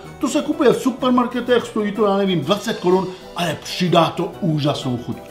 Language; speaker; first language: Czech; non-native, fluent; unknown